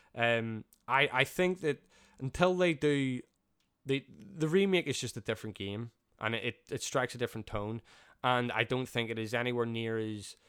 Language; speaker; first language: English; native; English